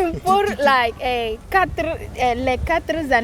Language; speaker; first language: French; non-native, learner; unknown